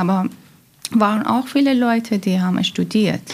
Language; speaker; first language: German; non-native, learner; Persian